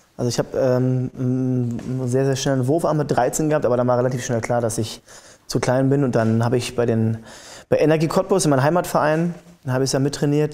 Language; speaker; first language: German; native; German